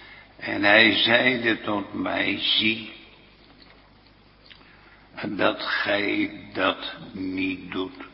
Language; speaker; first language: Dutch; native; Dutch